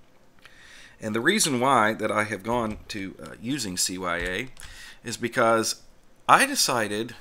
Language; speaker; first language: English; native; English